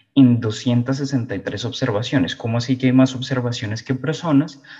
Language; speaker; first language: Spanish; native; Spanish